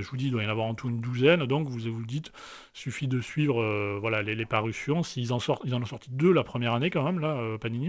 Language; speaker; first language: French; native; French